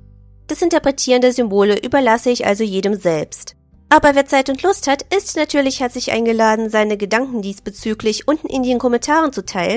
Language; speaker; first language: German; native; German